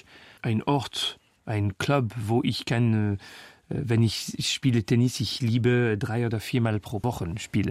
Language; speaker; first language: German; non-native, learner; French